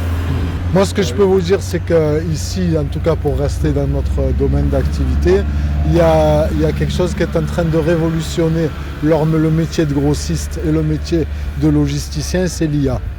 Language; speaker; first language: French; native; French